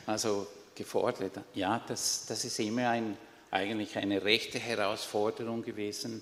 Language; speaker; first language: German; non-native, fluent; Spanish